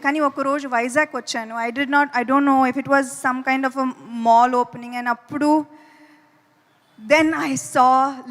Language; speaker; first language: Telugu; non-native, fluent; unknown